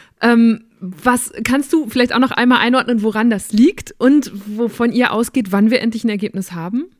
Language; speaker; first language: German; native; German